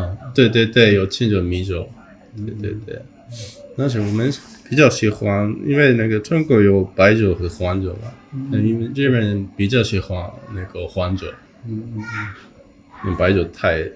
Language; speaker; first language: Chinese; non-native, learner; Japanese